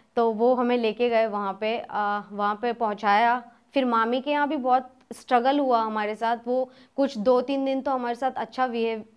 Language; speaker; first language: Hindi; native; Hindi